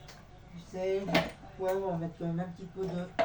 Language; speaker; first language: French; native; French